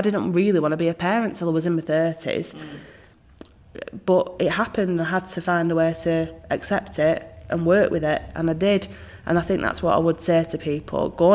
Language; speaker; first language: English; native; English